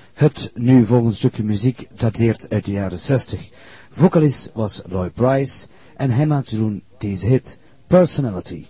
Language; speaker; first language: Dutch; native; Dutch